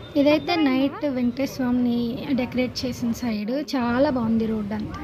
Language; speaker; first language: Telugu; native; Telugu